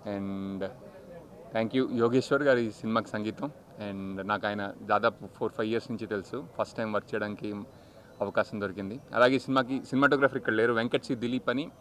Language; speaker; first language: Telugu; native; Telugu